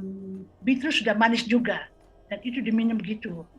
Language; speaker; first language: Indonesian; non-native, fluent; Dutch